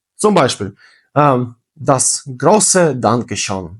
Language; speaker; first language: German; non-native, fluent; Ukrainian